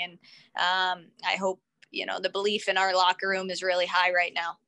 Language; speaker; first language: English; native; English